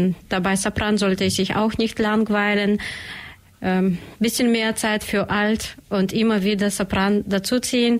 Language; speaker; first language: German; non-native, learner; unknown